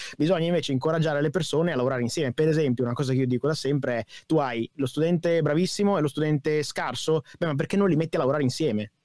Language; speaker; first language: Italian; native; Italian